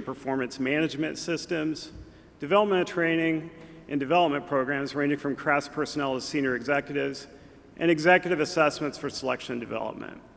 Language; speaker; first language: English; native; English